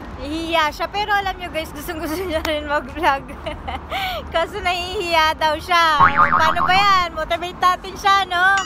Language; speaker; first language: Filipino; native; Filipino